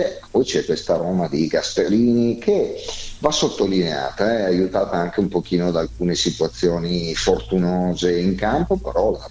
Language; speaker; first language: Italian; native; Italian